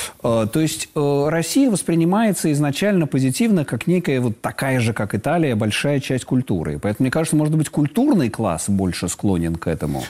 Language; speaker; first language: Russian; native; Russian